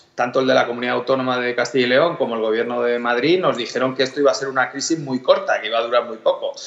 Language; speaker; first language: Spanish; native; Spanish